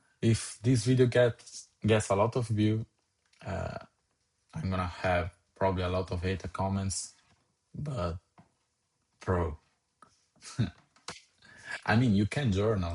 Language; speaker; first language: English; non-native, fluent; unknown